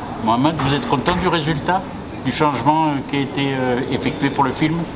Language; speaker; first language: French; native; French